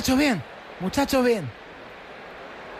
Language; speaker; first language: Spanish; native; Spanish